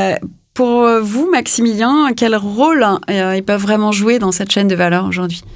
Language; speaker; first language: French; native; French